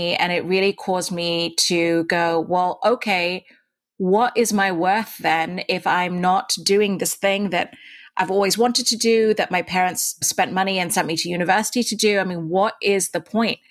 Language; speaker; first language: English; native; English